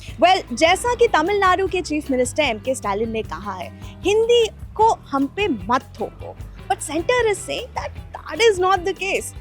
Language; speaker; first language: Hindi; non-native, local second language; Bangla